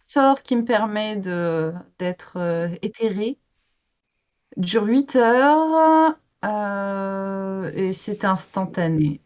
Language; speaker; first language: French; native; French